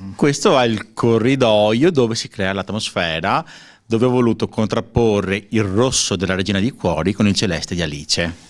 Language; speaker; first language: Italian; native; Italian